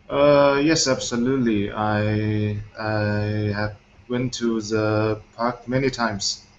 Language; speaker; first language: English; non-native, fluent; Chinese